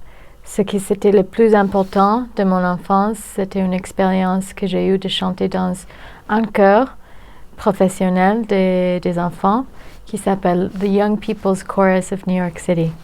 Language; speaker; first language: French; non-native, fluent; English